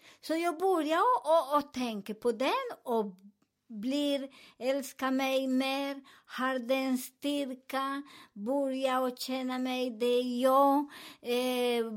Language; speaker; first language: Swedish; non-native, fluent; Spanish